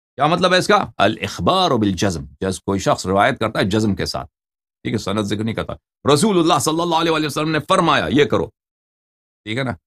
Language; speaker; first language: Urdu; non-native, fluent; Persian